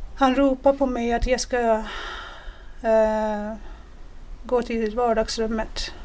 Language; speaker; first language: Swedish; non-native, fluent; Persian